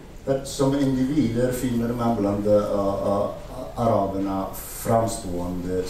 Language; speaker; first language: Swedish; non-native, fluent; Arabic